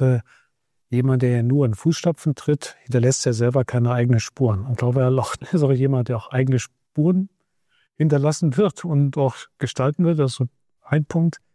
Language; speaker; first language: German; native; German